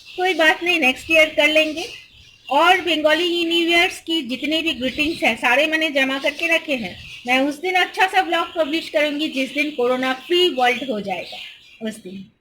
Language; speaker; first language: Hindi; non-native, local second language; Bangla